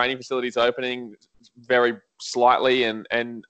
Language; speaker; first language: English; native; English